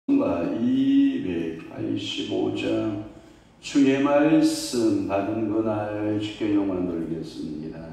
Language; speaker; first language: Korean; native; Korean